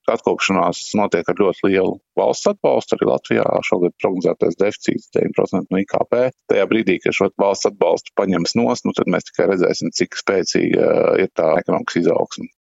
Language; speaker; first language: Latvian; native; Latvian